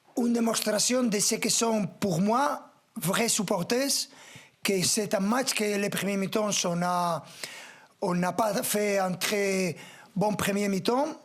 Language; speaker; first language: French; non-native, fluent; Spanish